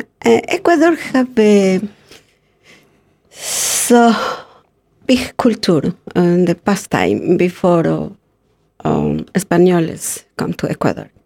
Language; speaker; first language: English; non-native, learner; Spanish